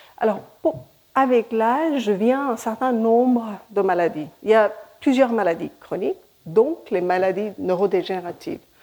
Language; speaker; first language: French; non-native, fluent; Hindi